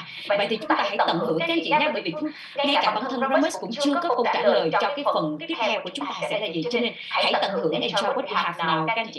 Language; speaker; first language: Vietnamese; native; Vietnamese